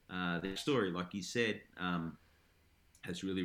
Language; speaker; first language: English; native; English